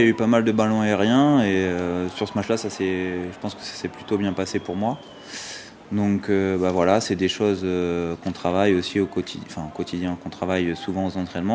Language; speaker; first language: French; native; French